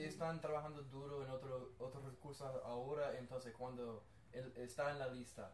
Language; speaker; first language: Spanish; non-native, learner; English